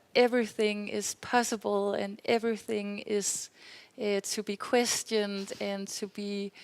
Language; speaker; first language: English; non-native, fluent; Danish